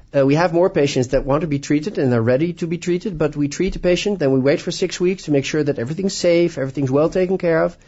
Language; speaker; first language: English; non-native, fluent; Dutch